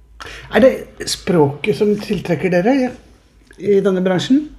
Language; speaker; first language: Norwegian; native; Norwegian